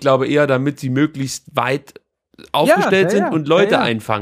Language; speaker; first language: German; native; German